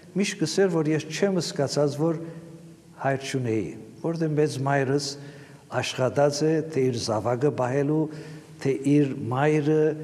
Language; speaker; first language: Armenian; native; Armenian